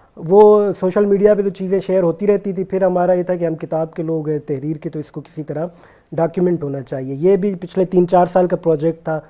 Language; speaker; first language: Urdu; non-native, local second language; Baluchi